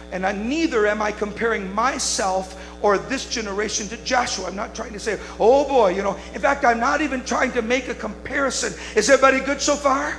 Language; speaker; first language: English; native; English